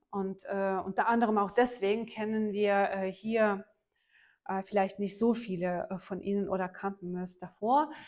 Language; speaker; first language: German; non-native, fluent; Ukrainian